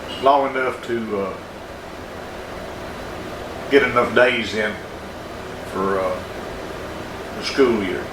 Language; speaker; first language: English; native; English